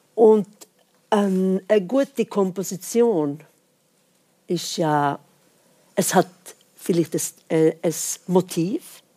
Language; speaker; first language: German; non-native, fluent; Swedish